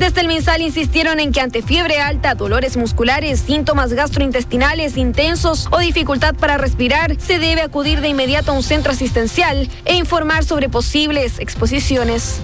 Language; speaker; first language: Spanish; native; Spanish